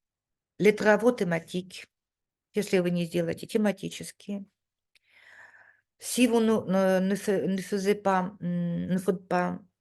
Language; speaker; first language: French; non-native, fluent; Russian